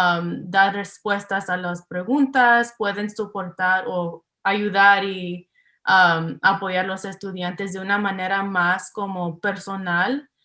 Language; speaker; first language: Spanish; early bilingual, heritage; English